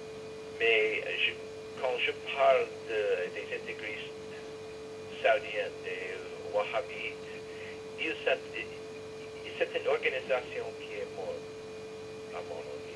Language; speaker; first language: French; non-native, fluent; English